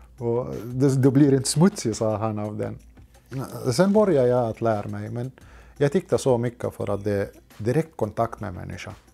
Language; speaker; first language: Swedish; non-native, fluent; Arabic